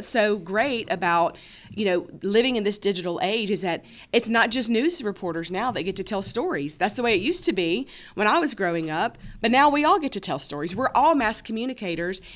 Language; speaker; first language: English; native; English